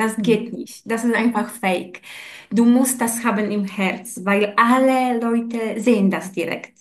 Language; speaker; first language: German; non-native, learner; Polish